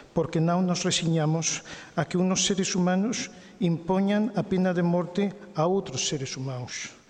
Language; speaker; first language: Portuguese; non-native, fluent; Galician